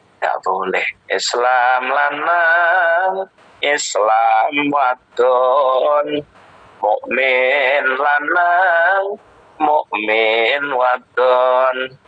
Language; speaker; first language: Indonesian; native; Indonesian